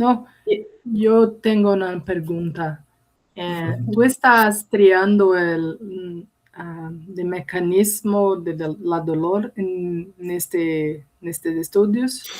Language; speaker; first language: Spanish; non-native, learner; Portuguese